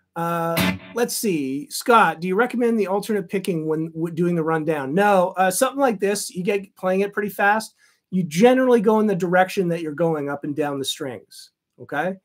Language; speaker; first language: English; native; English